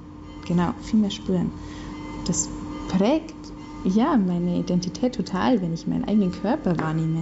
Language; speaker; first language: German; native; German